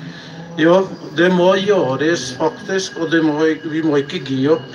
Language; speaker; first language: Norwegian; non-native, fluent; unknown